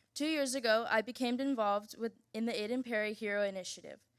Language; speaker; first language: English; native; English